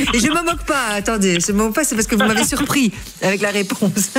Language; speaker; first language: French; native; French